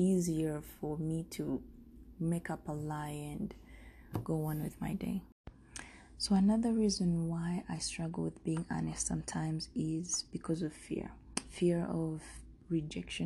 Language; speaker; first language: English; non-native, local second language; Kinyarwanda